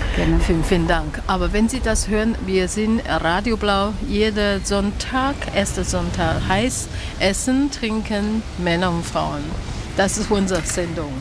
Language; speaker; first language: German; non-native, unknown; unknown